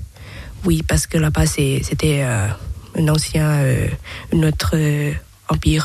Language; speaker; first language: French; non-native, learner; Thai